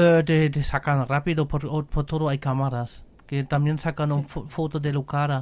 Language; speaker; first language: Spanish; non-native, learner; German